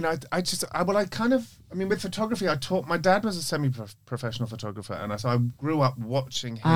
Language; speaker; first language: English; native; English